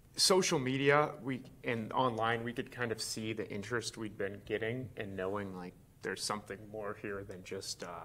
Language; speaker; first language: English; native; English